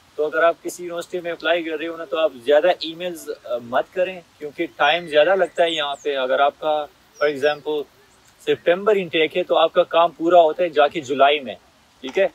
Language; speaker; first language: Hindi; non-native, local second language; Pashto